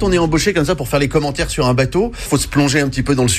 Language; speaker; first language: French; native; French